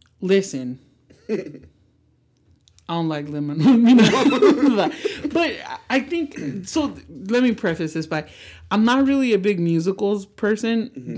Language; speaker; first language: English; early bilingual, other home language; Spanish